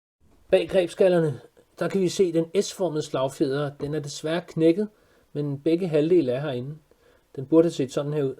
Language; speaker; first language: Danish; native; Danish